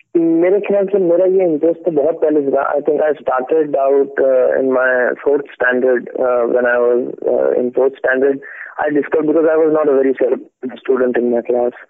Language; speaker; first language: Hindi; native; Hindi